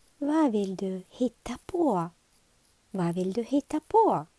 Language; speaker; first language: Swedish; non-native, learner; Ukrainian